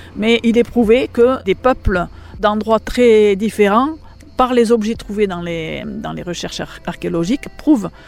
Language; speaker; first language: French; native; French